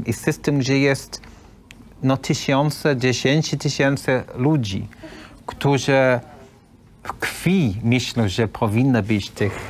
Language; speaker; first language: Polish; non-native, learner; English